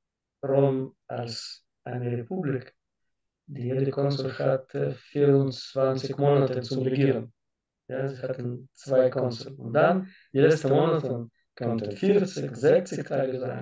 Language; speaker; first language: German; non-native, learner; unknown